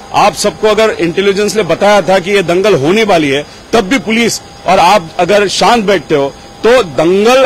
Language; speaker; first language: Hindi; non-native, local second language; Marathi